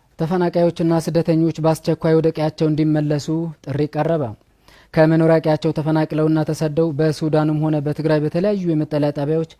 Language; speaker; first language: Amharic; native; Amharic